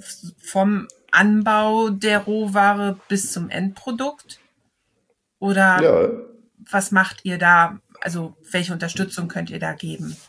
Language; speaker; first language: German; native; German